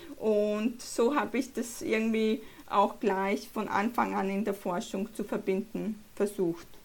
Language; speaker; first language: German; early bilingual, other home language; Polish